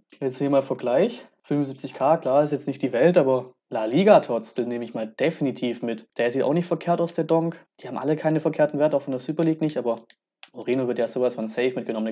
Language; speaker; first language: German; native; German